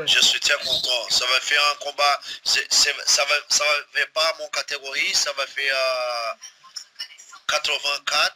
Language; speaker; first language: French; non-native, learner; Portuguese